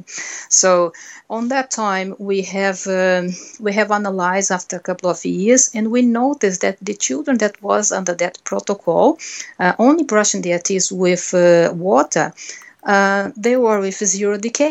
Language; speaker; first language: English; non-native, fluent; Portuguese